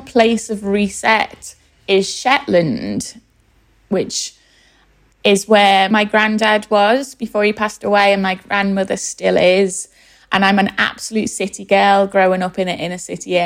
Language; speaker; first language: English; native; English